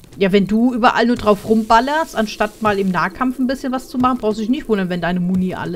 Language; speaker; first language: German; native; German